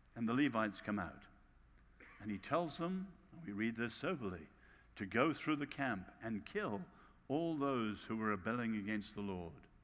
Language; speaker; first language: English; native; English